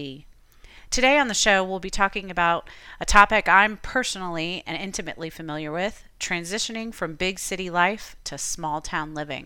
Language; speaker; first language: English; native; English